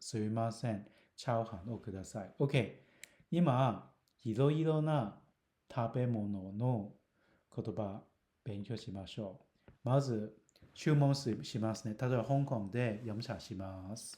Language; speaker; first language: Japanese; non-native, fluent; Cantonese